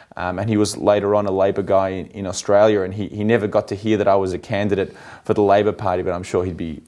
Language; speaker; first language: English; native; English